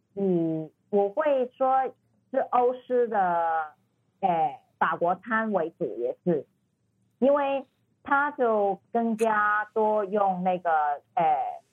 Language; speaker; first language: Chinese; non-native, fluent; Cantonese